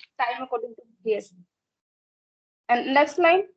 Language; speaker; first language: English; non-native, local second language; Hindi